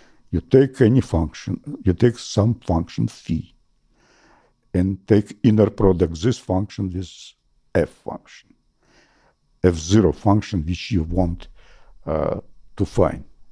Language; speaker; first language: English; non-native, fluent; Russian